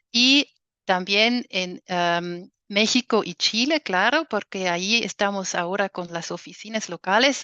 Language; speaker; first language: Spanish; non-native, fluent; German